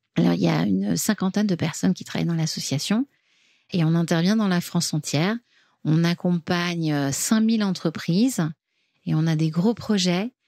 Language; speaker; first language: French; native; French